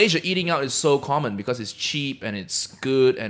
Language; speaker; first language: English; non-native, local second language; Cantonese